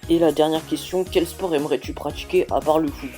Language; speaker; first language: French; native; French